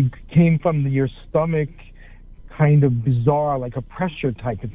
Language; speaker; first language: English; native; English